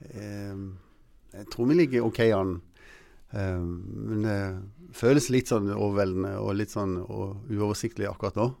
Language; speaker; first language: Norwegian; early bilingual, other home language; English